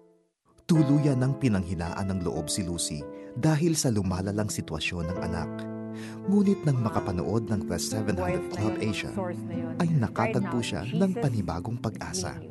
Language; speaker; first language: Filipino; native; Filipino